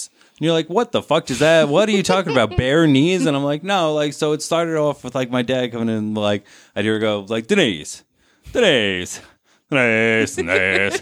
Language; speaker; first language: English; native; English